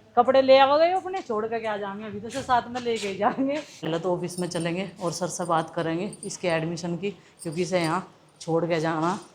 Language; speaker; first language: Hindi; native; Hindi